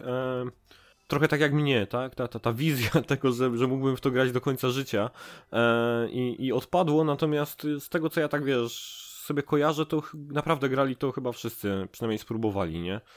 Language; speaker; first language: Polish; native; Polish